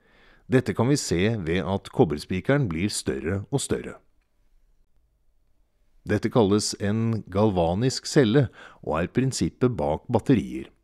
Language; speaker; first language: Norwegian; native; Norwegian